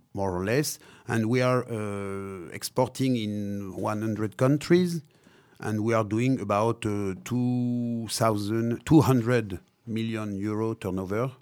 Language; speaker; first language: English; non-native, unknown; French